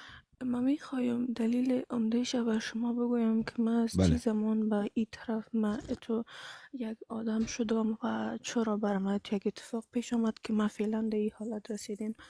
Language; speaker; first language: Persian; early bilingual, heritage; Persian